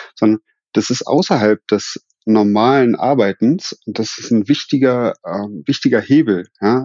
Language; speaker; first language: German; native; German